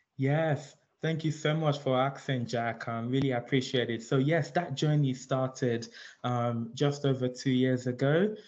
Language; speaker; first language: English; early bilingual, other home language; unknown